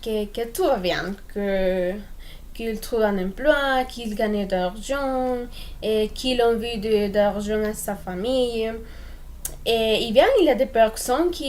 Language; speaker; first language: French; non-native, learner; Spanish